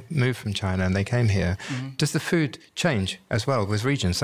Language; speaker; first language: English; native; English